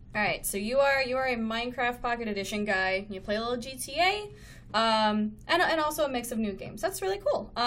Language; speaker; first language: English; native; English